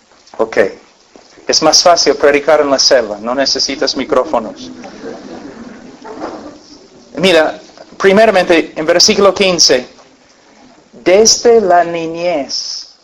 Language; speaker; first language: Spanish; non-native, fluent; English